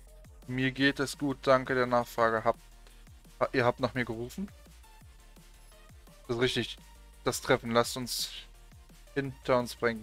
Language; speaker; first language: German; native; German